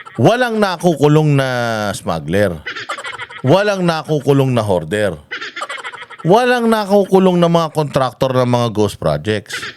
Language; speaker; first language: Filipino; native; Filipino